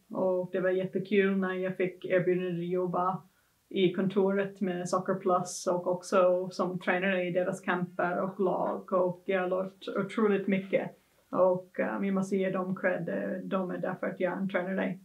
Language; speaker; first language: Swedish; non-native, fluent; English